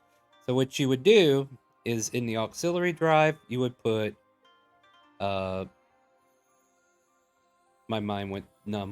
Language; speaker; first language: English; native; English